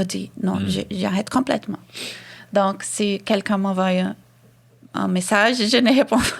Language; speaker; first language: French; non-native, fluent; Portuguese